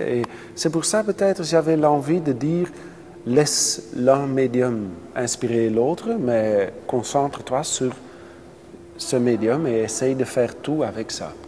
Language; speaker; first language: French; non-native, local second language; Dutch